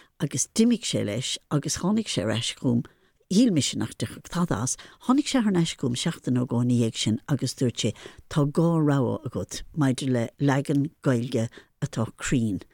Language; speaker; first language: Irish; non-native, local second language; English